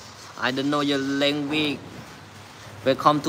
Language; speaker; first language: English; non-native, learner; Khmer